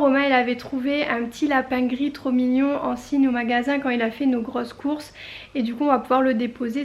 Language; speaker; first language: French; native; French